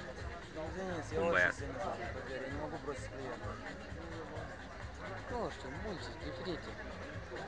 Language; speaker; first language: Romanian; non-native, learner; Russian